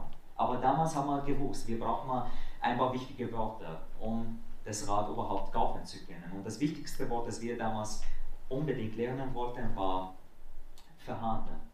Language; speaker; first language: German; non-native, fluent; Arabic